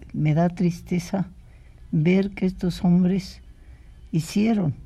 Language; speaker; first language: Spanish; native; Spanish